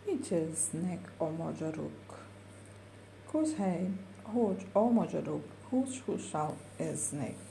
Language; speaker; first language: Hungarian; non-native, learner; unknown